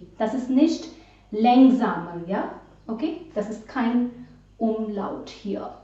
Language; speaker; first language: German; non-native, fluent; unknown